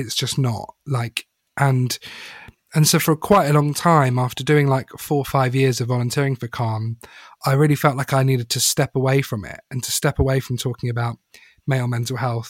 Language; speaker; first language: English; native; English